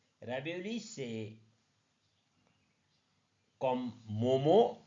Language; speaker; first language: French; non-native, learner; Nepali